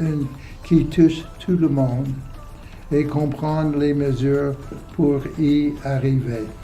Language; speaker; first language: French; non-native, fluent; English